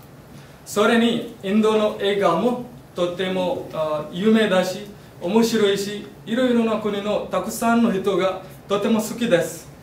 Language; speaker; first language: Japanese; non-native, learner; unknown